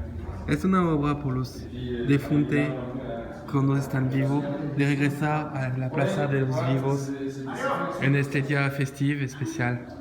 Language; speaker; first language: Spanish; non-native, learner; French